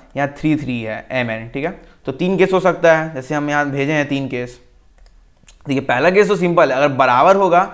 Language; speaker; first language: Hindi; native; Hindi